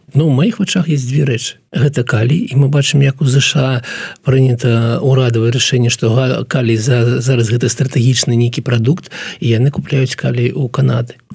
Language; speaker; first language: Belarusian; non-native, local second language; Russian